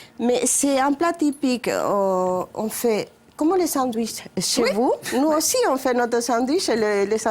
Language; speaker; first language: French; non-native, learner; Spanish